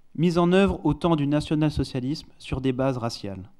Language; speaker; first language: French; non-native, fluent; Hebrew